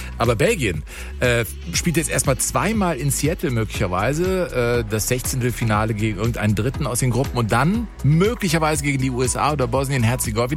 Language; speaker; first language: German; native; German